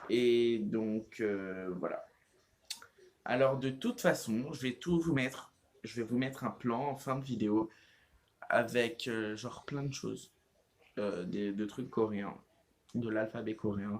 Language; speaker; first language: French; native; French